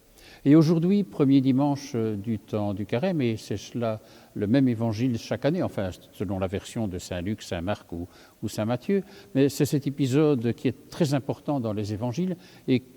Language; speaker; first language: French; native; French